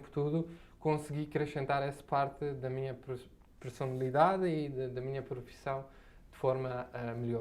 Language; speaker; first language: Portuguese; non-native, fluent; Arabic